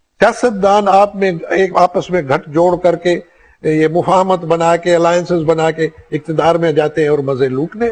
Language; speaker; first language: Urdu; non-native, local second language; Sindhi